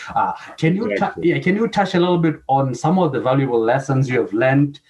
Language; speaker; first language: English; non-native, local second language; Southern Sotho